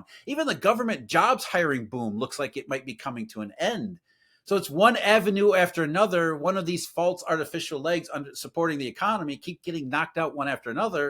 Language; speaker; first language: English; native; English